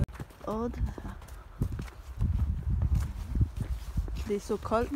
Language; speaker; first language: Danish; non-native, learner; Cebuano